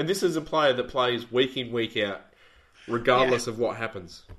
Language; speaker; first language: English; native; English